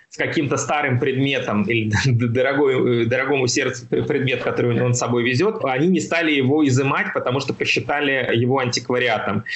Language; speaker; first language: Russian; native; Russian